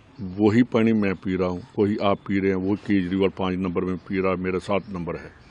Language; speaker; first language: Hindi; non-native, local second language; Punjabi